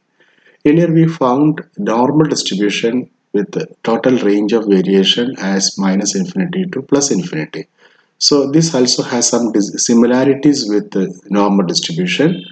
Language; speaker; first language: English; non-native, local second language; Malayalam